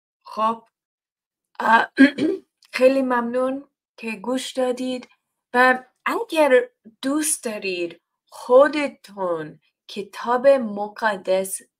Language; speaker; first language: Persian; non-native, learner; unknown